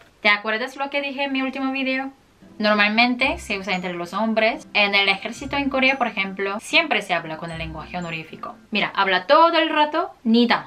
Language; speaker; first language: Spanish; non-native, fluent; Korean